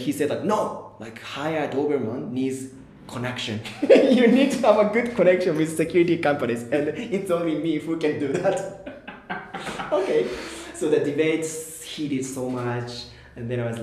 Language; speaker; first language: English; non-native, fluent; Japanese